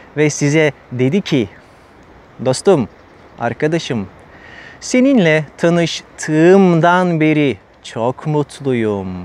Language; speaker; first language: Turkish; native; Turkish